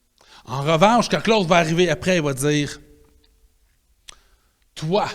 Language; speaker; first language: French; native; French